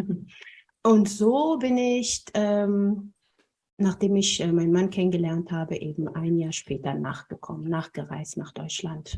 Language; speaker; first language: German; non-native, fluent; Amharic